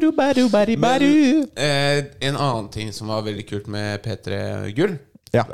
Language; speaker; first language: Norwegian; native; Norwegian